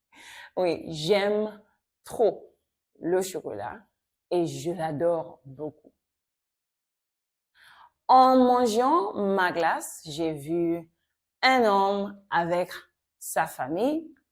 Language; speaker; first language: French; non-native, fluent; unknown